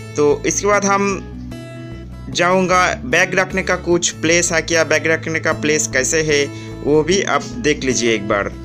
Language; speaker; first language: Hindi; non-native, local second language; Odia